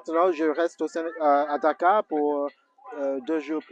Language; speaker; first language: French; non-native, learner; English